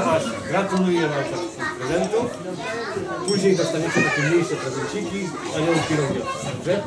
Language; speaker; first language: Polish; native; Polish